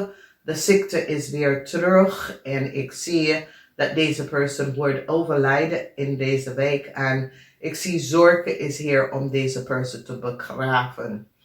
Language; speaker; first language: Dutch; non-native, learner; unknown